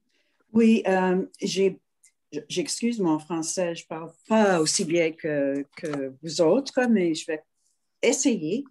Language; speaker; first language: French; non-native, fluent; English